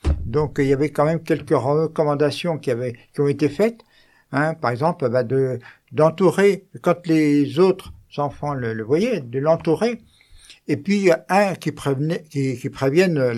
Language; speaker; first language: French; native; French